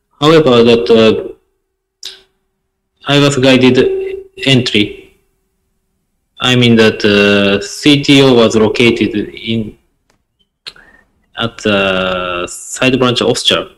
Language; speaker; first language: English; non-native, learner; Japanese